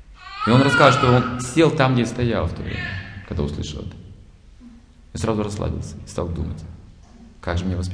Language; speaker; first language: Russian; native; Russian